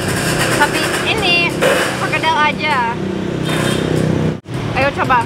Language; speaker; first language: Indonesian; non-native, learner; English